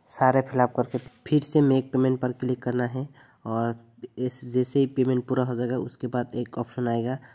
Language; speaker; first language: Hindi; non-native, local second language; Bangla